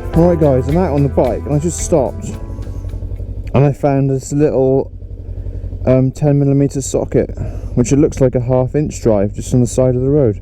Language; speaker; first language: English; native; English